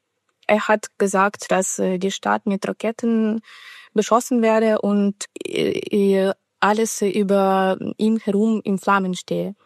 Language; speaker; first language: German; non-native, fluent; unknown